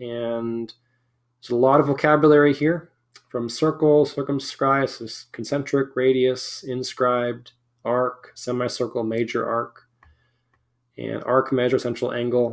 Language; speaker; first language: English; native; English